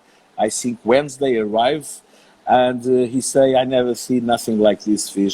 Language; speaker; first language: English; non-native, learner; Portuguese